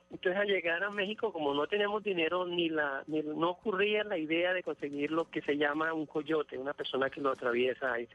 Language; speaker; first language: Spanish; native; Spanish